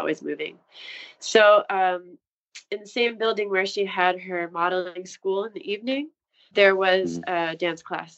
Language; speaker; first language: English; native; English